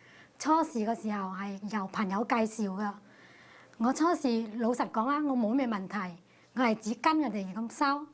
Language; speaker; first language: Cantonese; early bilingual, heritage; Cantonese